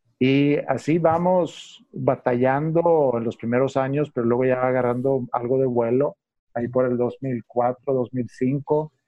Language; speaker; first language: Spanish; non-native, fluent; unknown